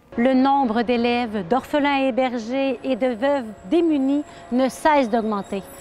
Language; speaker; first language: French; native; French